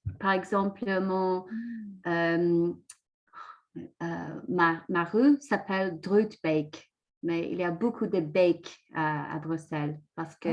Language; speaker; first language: French; non-native, learner; English